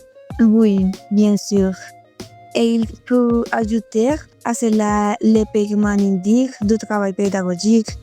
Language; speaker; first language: French; non-native, learner; Spanish